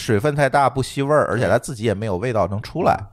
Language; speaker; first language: Chinese; native; Chinese